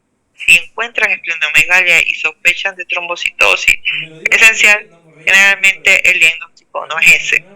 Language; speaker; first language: Spanish; native; Spanish